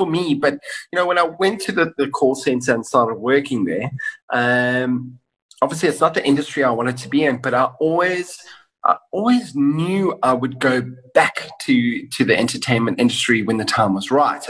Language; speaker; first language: English; native; English